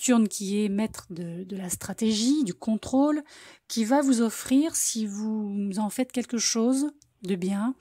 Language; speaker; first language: French; native; French